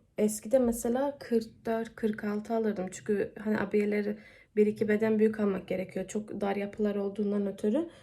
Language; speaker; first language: Turkish; early bilingual, heritage; Turkish